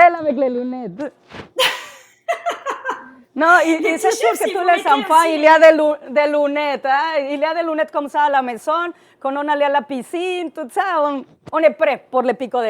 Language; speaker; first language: French; non-native, learner; Spanish